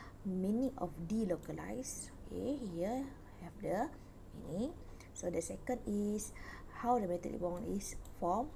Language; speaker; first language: English; non-native, local second language; Malay